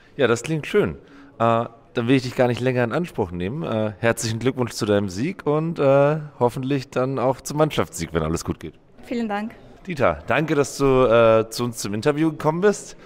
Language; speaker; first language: German; native; German